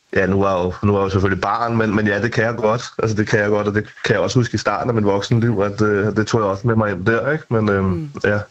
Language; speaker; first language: Danish; native; Danish